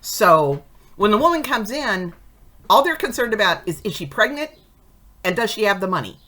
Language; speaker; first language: English; native; English